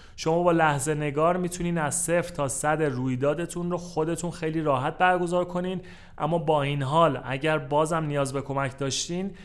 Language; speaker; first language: Persian; native; Persian